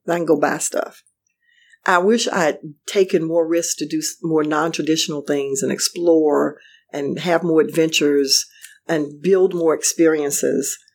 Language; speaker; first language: English; native; English